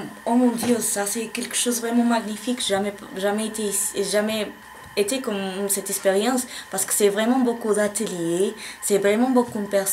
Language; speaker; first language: French; non-native, learner; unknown